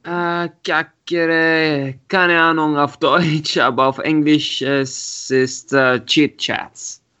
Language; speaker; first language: German; non-native, learner; Italian